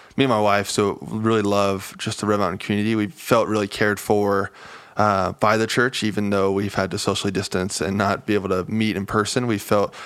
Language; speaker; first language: English; native; English